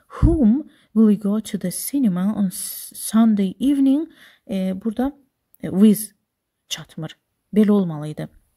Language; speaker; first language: English; non-native, fluent; Azerbaijani